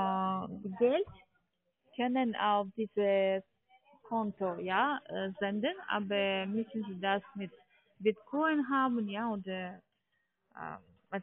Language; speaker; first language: German; non-native, learner; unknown